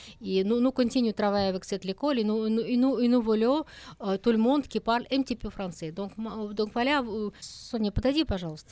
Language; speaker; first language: French; non-native, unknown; Russian